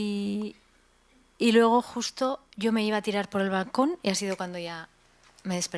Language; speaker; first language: Spanish; native; Spanish